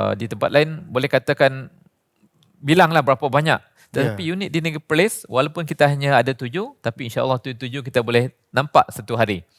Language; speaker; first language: Malay; native; Malay